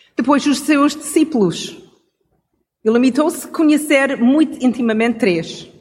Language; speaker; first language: Portuguese; non-native, fluent; English